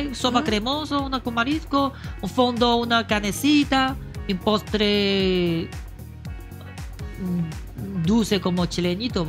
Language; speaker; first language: Spanish; non-native, learner; Chinese